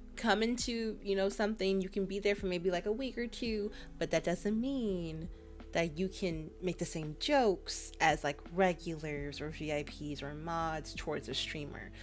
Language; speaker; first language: English; native; English